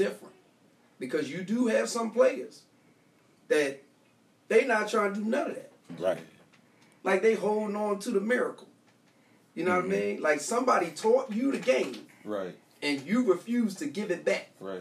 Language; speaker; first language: English; native; English